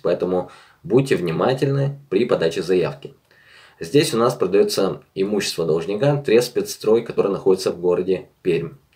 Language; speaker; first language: Russian; native; Russian